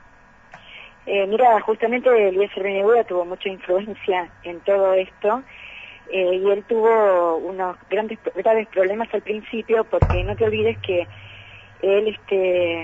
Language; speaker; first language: Spanish; native; Spanish